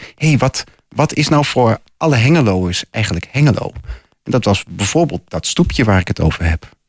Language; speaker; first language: Dutch; native; Dutch